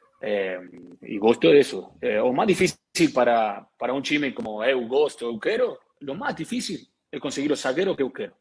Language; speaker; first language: Portuguese; non-native, learner; Spanish